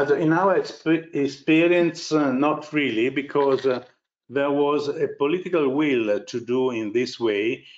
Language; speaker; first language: English; non-native, fluent; Italian